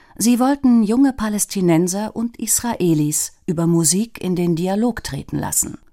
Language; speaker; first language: German; native; German